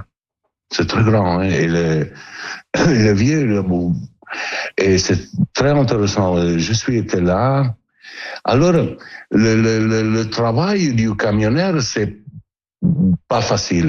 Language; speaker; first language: French; non-native, learner; Italian